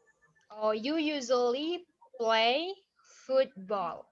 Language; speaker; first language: English; non-native, fluent; Indonesian